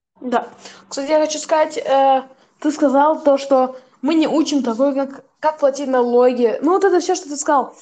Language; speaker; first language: Russian; early bilingual, heritage; Russian